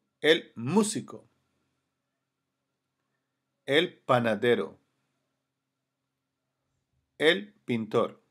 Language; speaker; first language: Spanish; non-native, learner; English